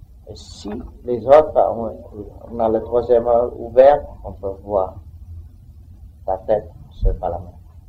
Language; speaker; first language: French; non-native, learner; Vietnamese